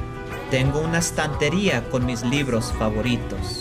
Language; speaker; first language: Spanish; non-native, learner; English